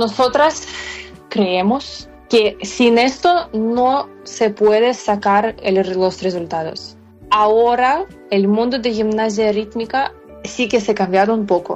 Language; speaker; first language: Spanish; non-native, fluent; Ukrainian